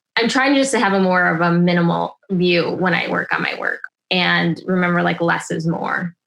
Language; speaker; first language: English; native; English